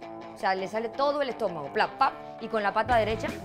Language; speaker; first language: Spanish; native; Spanish